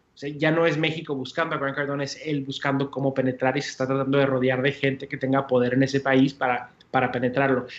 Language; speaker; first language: Spanish; early bilingual, heritage; Spanish